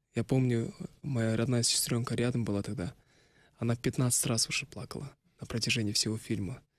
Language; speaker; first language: Russian; non-native, local second language; Kazakh